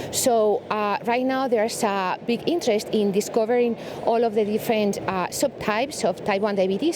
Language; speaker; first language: English; non-native, fluent; Spanish